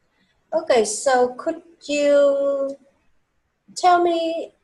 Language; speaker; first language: English; non-native, fluent; Vietnamese